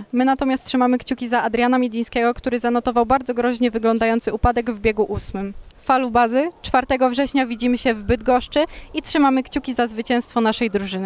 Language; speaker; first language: Polish; native; Polish